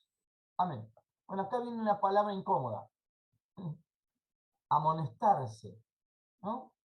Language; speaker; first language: Spanish; native; Spanish